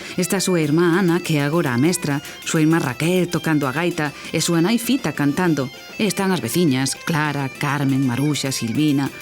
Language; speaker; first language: Galician; native; Galician